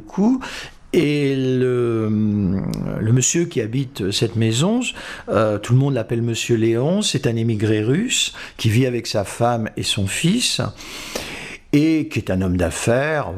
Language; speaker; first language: French; native; French